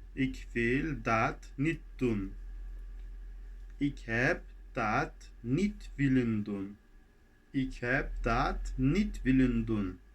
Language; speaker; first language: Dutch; non-native, fluent; Turkish